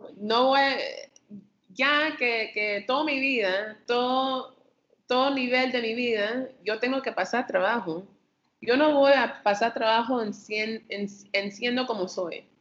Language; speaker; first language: Spanish; early bilingual, heritage; Spanish